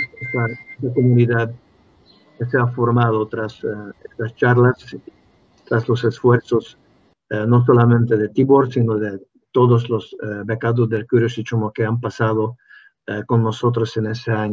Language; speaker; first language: Spanish; non-native, fluent; Hungarian